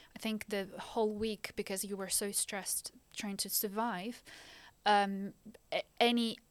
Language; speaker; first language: English; non-native, fluent; Ukrainian